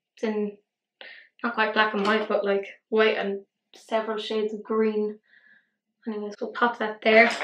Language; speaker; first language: English; native; English